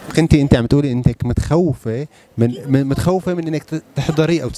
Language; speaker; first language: Arabic; native; Arabic